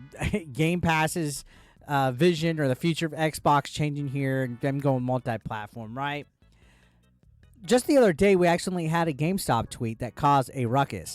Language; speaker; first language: English; native; English